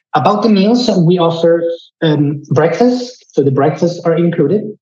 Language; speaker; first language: English; non-native, fluent; Italian